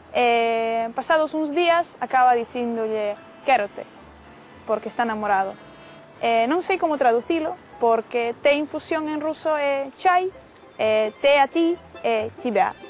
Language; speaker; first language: Galician; non-native, fluent; Russian